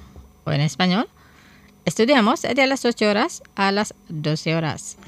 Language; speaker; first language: Spanish; non-native, fluent; Indonesian